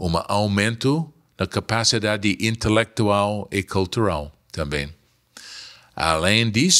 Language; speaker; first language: Portuguese; non-native, fluent; English